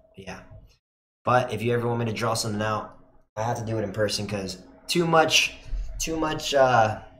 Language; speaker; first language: English; native; English